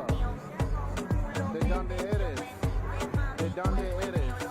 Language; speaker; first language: Spanish; non-native, learner; English